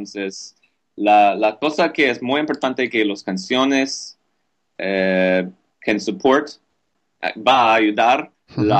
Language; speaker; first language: Spanish; non-native, learner; English